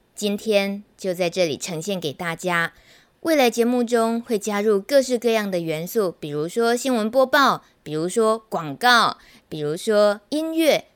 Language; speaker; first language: Chinese; native; Chinese